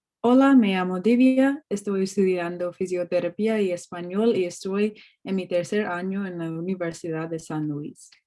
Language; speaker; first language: Spanish; non-native, learner; English